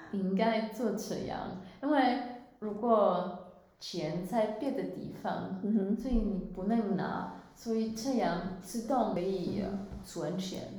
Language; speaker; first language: Chinese; non-native, fluent; Swiss German